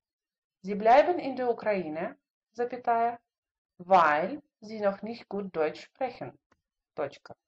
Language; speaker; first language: German; non-native, fluent; Russian